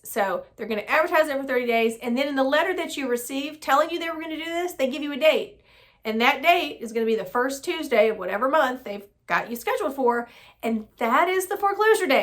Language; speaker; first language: English; native; English